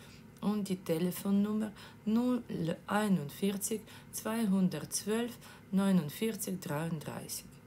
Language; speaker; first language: German; non-native, fluent; Ukrainian